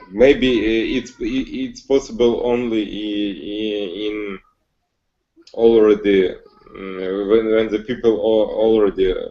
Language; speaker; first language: English; non-native, learner; Russian